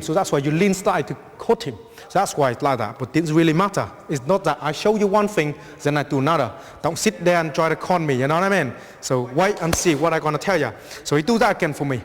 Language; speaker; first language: English; non-native, fluent; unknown